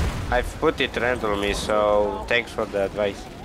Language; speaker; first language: English; non-native, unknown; Romanian